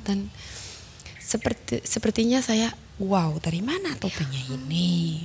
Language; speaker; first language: Indonesian; non-native, learner; Spanish